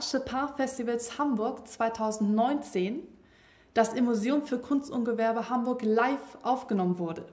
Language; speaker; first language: German; native; German